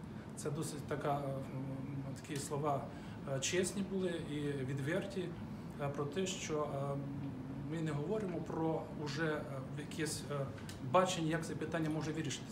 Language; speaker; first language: Ukrainian; native; Ukrainian